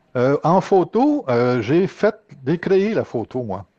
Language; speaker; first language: French; native; French